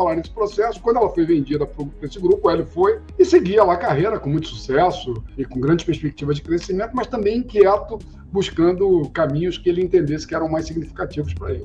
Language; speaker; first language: Portuguese; native; Portuguese